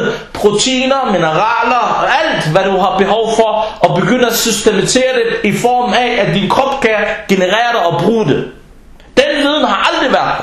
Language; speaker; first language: Danish; non-native, fluent; Arabic